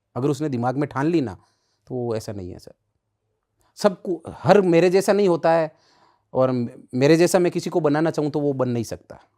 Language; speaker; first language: Hindi; native; Hindi